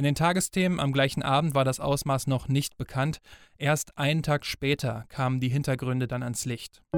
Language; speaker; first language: German; native; German